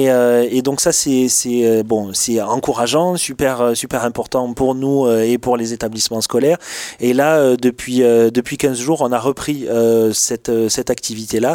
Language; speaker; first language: French; native; French